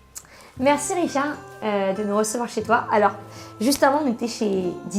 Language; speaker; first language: French; native; French